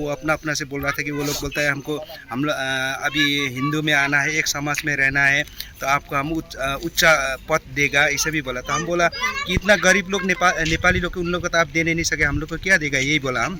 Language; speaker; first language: Hindi; non-native, local second language; Nepali